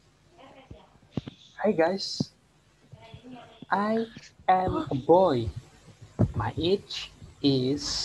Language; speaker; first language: English; non-native, learner; Indonesian